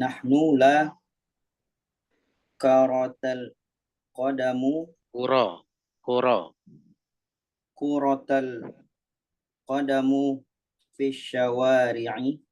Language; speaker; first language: Arabic; non-native, learner; Indonesian